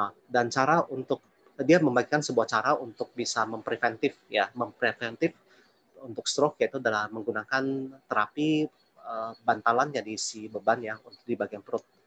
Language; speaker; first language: Indonesian; early bilingual, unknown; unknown